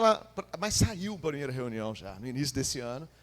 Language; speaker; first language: Portuguese; native; Portuguese